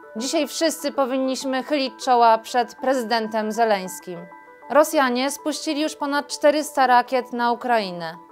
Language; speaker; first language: Polish; native; Polish